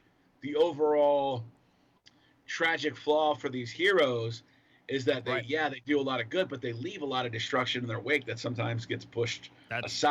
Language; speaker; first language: English; native; English